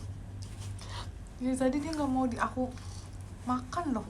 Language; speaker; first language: Indonesian; native; Indonesian